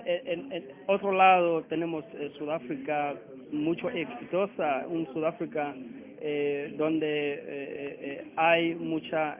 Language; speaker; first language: Spanish; non-native, learner; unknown